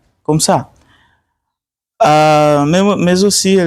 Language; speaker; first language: French; non-native, learner; Swahili